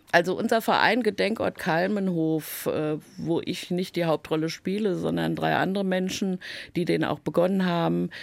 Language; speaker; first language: German; native; German